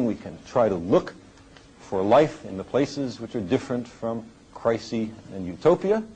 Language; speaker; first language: English; native; English